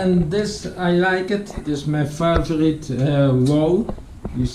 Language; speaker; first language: English; non-native, learner; Dutch